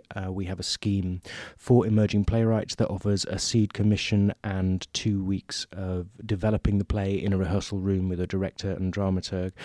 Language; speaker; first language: English; native; English